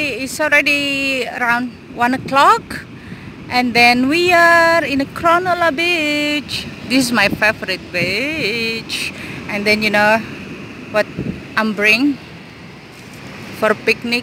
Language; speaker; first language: English; non-native, learner; Indonesian